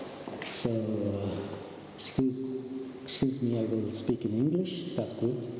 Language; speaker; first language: English; non-native, learner; Arabic